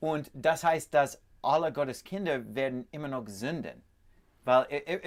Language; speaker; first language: German; non-native, fluent; English